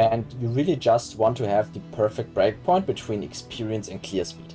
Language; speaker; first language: English; non-native, fluent; German